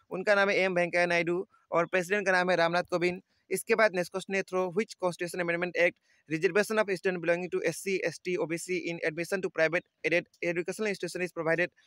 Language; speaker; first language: Hindi; native; Hindi